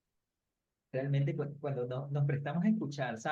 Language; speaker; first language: Spanish; native; Spanish